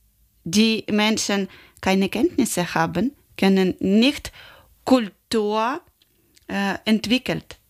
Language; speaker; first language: German; non-native, learner; Ukrainian